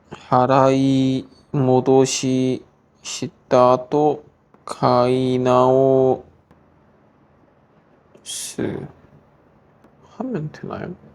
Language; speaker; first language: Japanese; non-native, learner; Korean